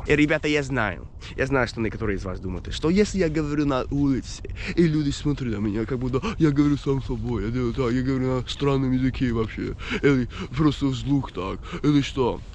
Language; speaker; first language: Russian; non-native, fluent; English